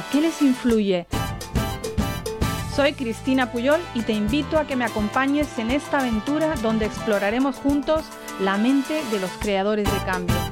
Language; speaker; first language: Spanish; native; Spanish